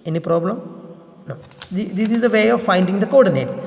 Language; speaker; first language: English; non-native, local second language; Malayalam